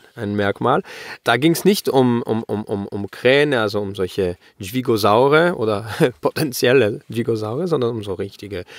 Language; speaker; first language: German; early bilingual, heritage; German